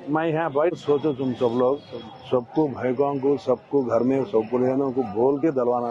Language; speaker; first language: Hindi; non-native, local second language; Telugu